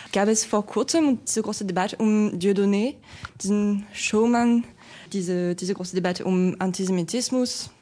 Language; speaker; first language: German; non-native, fluent; French